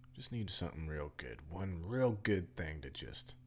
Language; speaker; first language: English; native; English